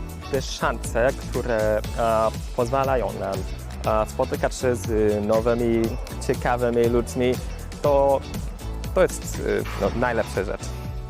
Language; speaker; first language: Polish; non-native, learner; Vietnamese